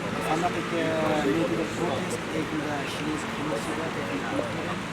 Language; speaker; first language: Dutch; non-native, learner; Uyghur